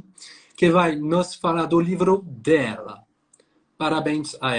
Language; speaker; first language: Portuguese; non-native, learner; French